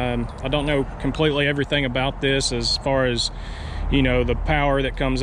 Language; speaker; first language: English; native; English